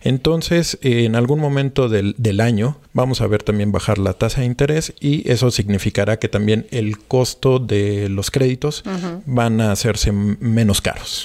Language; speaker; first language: Spanish; native; Spanish